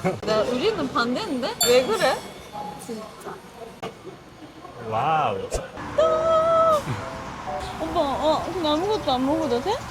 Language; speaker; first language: Korean; non-native, learner; Japanese